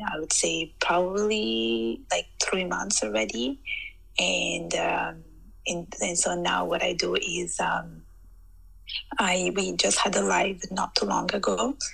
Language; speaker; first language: English; early bilingual, heritage; Italian